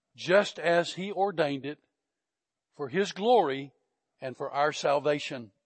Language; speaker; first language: English; native; English